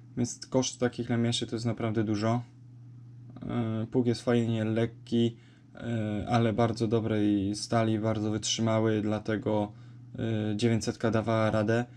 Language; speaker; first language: Polish; native; Polish